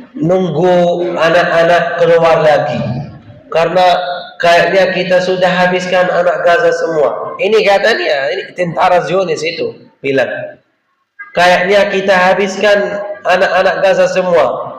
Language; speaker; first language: Indonesian; non-native, fluent; Arabic